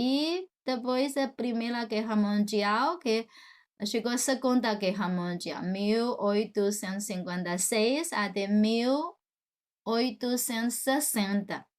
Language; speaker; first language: Portuguese; non-native, fluent; Chinese